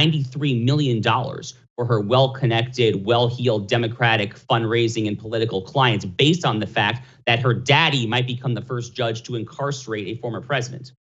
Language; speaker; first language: English; native; English